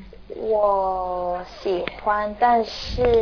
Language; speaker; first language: Chinese; non-native, learner; Korean